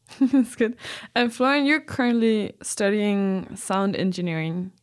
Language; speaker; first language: English; non-native, fluent; Danish